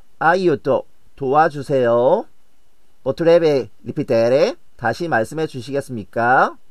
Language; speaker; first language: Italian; non-native, learner; Korean